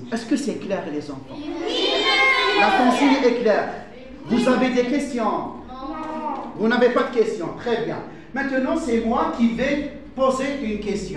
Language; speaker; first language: French; non-native, fluent; Arabic